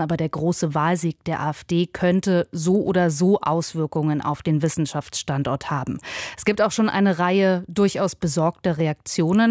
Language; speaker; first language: German; native; German